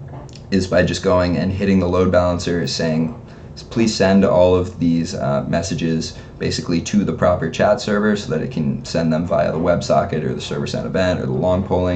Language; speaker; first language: English; native; English